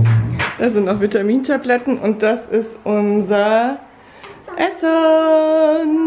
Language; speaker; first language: German; native; German